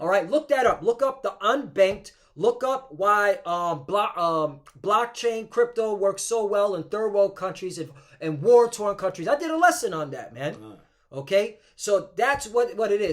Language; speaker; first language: English; native; English